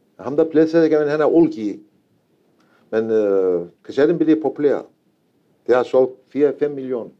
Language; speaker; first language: Danish; non-native, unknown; Turkish